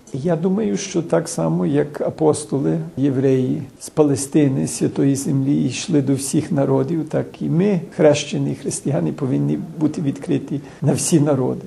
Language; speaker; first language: Ukrainian; early bilingual, heritage; Ukrainian